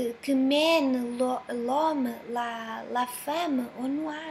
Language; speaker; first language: French; non-native, fluent; Portuguese